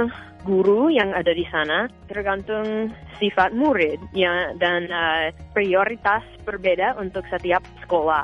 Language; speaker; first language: Indonesian; non-native, fluent; English